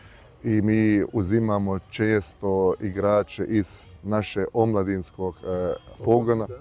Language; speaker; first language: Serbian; early bilingual, heritage; Bosnian